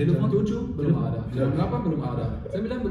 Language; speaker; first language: Indonesian; non-native, fluent; German